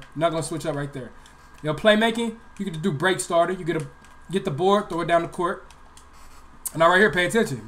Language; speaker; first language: English; native; English